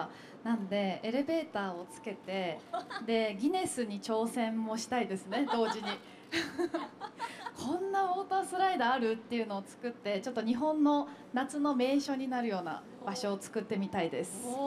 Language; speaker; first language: Japanese; native; Japanese